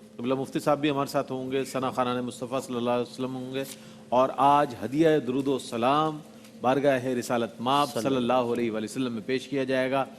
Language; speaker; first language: Urdu; native; Urdu